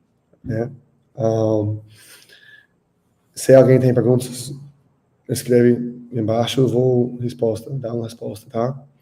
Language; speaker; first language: Portuguese; non-native, learner; English